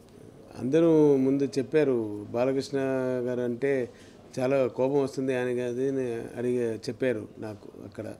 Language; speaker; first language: Telugu; non-native, learner; Tamil